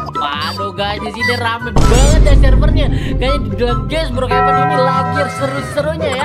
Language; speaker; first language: Indonesian; native; Indonesian